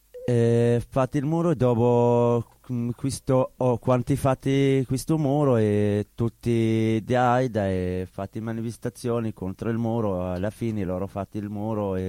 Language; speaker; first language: Italian; non-native, learner; Arabic